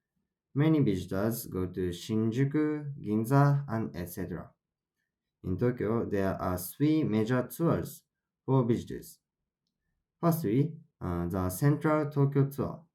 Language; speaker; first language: English; non-native, learner; Japanese